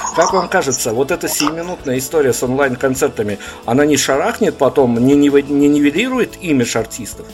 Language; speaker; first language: Russian; native; Russian